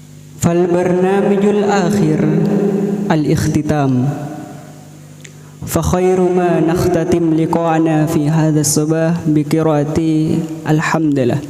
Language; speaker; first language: Arabic; non-native, fluent; Indonesian